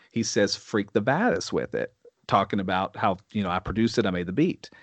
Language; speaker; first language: English; native; English